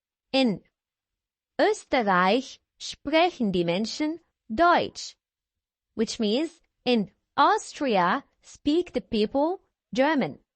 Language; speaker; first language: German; non-native, fluent; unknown